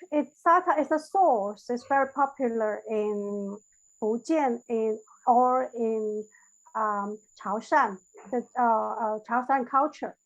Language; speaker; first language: English; non-native, learner; Chinese